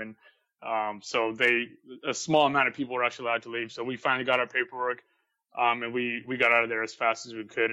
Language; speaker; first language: English; early bilingual, other home language; Russian